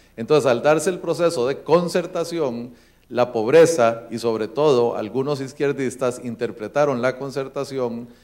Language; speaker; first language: Spanish; native; Spanish